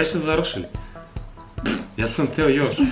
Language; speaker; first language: Bosnian; native; Bosnian